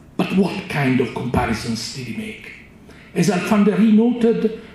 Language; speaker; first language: English; non-native, fluent; Italian